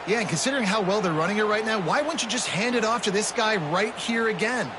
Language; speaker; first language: English; native; English